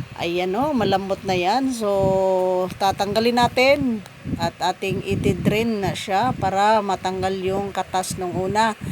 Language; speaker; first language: Filipino; non-native, local second language; Cebuano